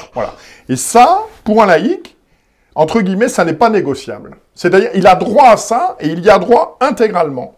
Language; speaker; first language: French; native; French